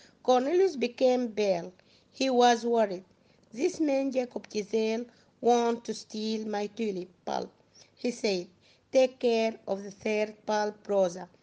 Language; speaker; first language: English; non-native, fluent; Arabic